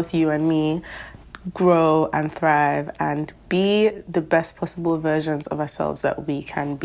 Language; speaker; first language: English; non-native, local second language; Yoruba